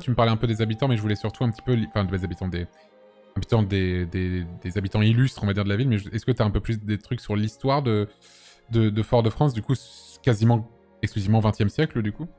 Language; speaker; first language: French; native; French